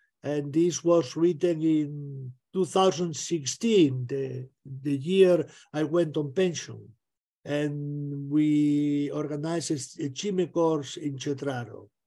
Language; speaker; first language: English; non-native, fluent; Spanish